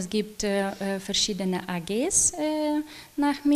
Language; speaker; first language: German; non-native, local second language; Ukrainian